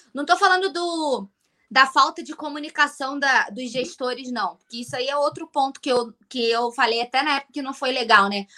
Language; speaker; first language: Portuguese; native; Portuguese